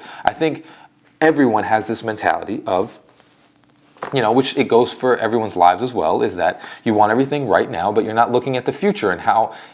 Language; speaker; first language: English; native; English